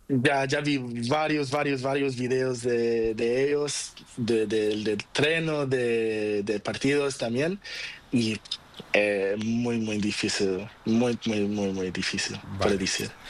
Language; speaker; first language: Spanish; non-native, learner; Portuguese